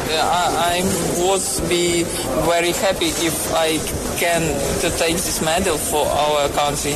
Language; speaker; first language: English; non-native, learner; Ukrainian